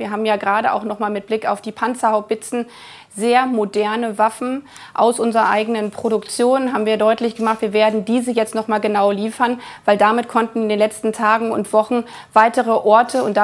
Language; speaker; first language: German; native; German